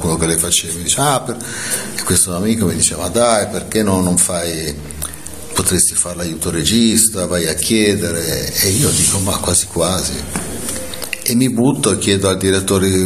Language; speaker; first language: Italian; native; Italian